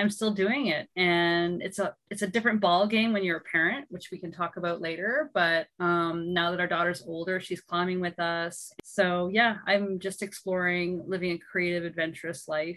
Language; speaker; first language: English; native; English